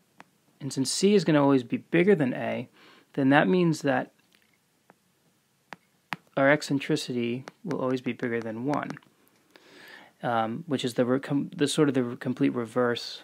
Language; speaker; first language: English; native; English